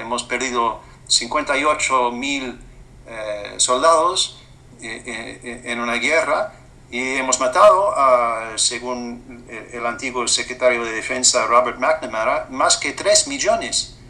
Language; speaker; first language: Spanish; non-native, fluent; English